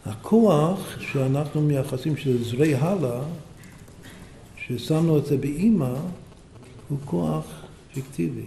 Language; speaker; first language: Hebrew; non-native, fluent; English